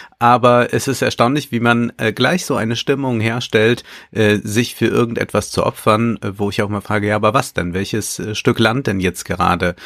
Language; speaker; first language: German; native; German